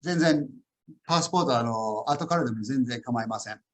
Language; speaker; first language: Japanese; non-native, fluent; English